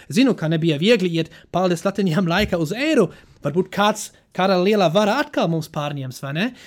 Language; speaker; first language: Latvian; non-native, fluent; German